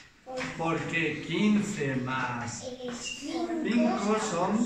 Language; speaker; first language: Spanish; native; Spanish